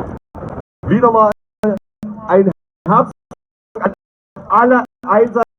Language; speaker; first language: German; native; German